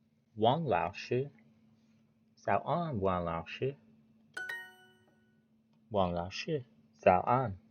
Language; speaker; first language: Chinese; non-native, learner; English